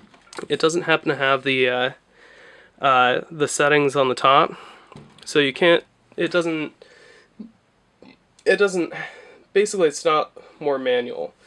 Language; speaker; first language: English; native; English